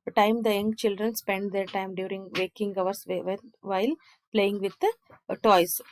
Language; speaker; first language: English; non-native, local second language; Kannada